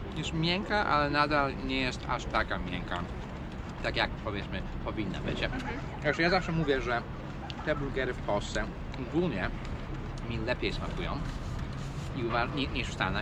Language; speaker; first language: Polish; non-native, fluent; English